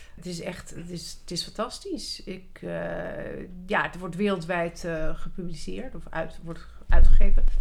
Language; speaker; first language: Dutch; early bilingual, other home language; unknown